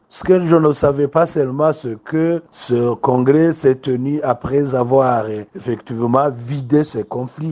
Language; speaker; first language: French; non-native, local second language; Rundi